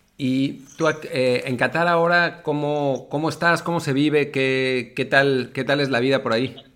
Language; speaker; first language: Spanish; native; Spanish